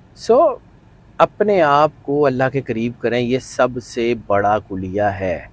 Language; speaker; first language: Urdu; non-native, local second language; Punjabi